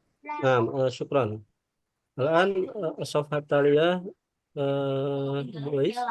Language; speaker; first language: Arabic; non-native, fluent; Indonesian